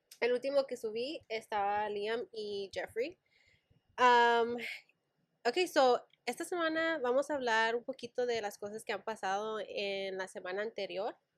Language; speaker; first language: Spanish; early bilingual, heritage; Spanish